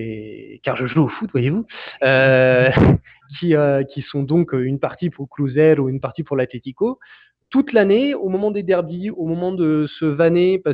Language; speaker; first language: French; native; French